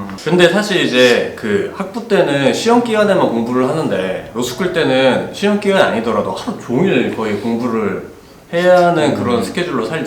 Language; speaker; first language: Korean; native; Korean